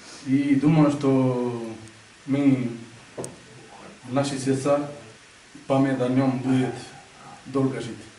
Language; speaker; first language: Russian; non-native, local second language; Tatar